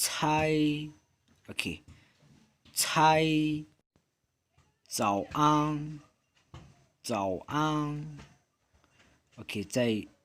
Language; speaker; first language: Chinese; non-native, fluent; Hmong